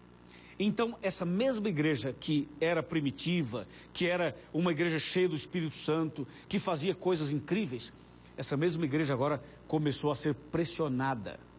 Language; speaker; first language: Portuguese; native; Portuguese